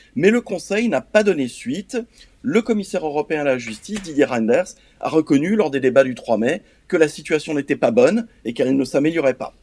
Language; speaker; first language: French; native; French